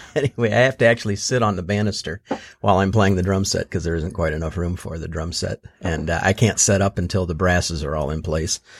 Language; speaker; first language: English; native; English